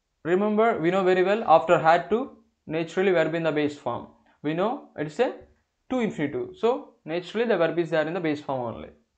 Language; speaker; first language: English; non-native, local second language; Telugu